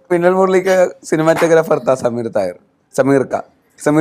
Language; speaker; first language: Hindi; non-native, learner; Malayalam